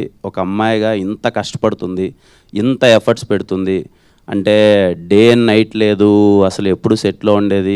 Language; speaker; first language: Telugu; native; Telugu